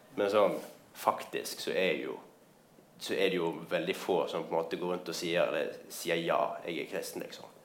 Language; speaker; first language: Norwegian; native; Norwegian